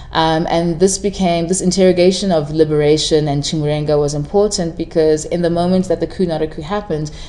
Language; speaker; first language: English; non-native, local second language; Shona